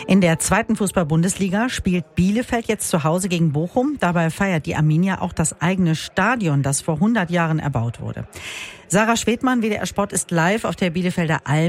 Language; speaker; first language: German; native; German